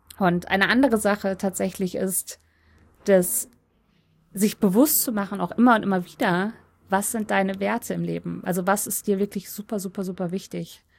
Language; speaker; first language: German; early bilingual, other home language; Polish